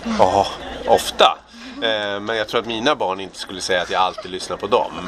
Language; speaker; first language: Swedish; native; Swedish